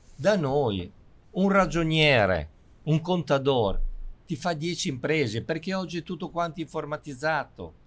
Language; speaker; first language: Italian; native; Italian